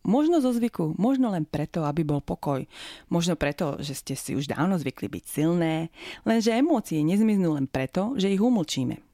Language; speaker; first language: Slovak; native; Slovak